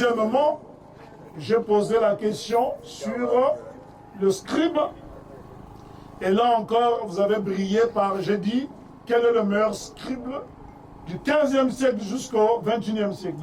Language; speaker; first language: French; non-native, local second language; Kongo